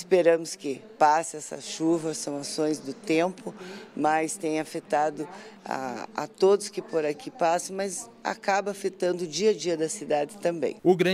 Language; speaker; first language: Portuguese; native; Portuguese